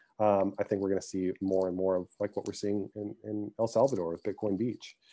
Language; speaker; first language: English; early bilingual, other home language; Arabic